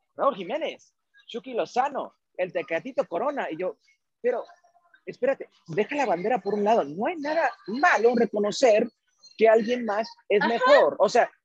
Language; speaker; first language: Spanish; early bilingual, heritage; Spanish